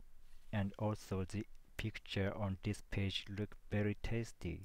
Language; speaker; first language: English; non-native, learner; Japanese